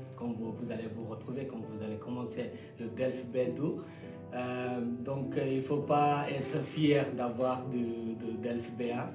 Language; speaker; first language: French; non-native, fluent; Bangla